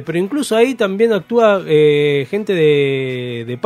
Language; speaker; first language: Spanish; native; Spanish